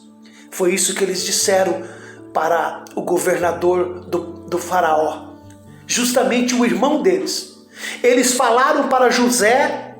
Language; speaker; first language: Portuguese; native; Portuguese